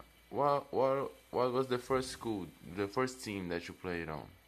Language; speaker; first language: English; non-native, learner; Portuguese